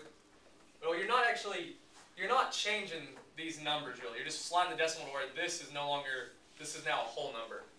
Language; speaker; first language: English; native; English